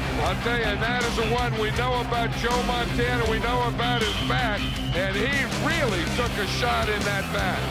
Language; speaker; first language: English; native; English